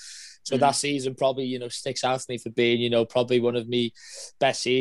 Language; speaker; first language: English; native; English